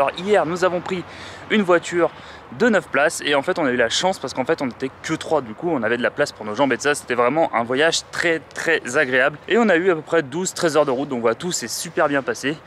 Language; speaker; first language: French; native; French